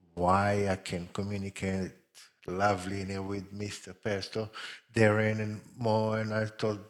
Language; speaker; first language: English; non-native, fluent; Hebrew